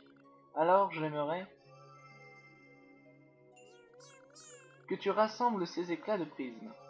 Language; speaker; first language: French; native; French